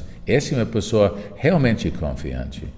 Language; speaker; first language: Portuguese; non-native, fluent; English